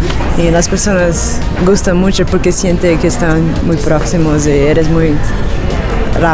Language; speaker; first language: Spanish; non-native, learner; Portuguese